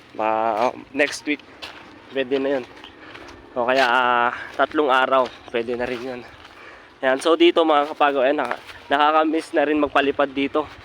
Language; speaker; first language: Filipino; native; Filipino